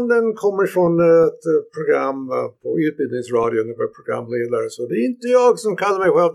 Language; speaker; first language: Swedish; non-native, fluent; English